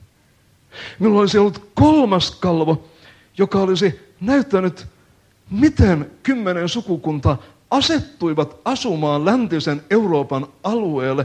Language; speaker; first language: Finnish; native; Finnish